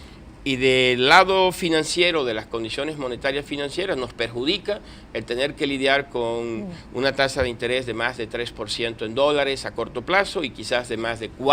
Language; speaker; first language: Spanish; native; Spanish